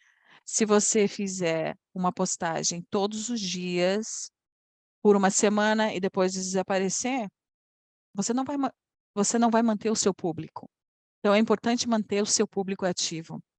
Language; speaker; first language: Portuguese; non-native, fluent; Polish